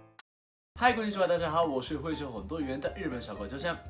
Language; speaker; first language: Chinese; non-native, fluent; Japanese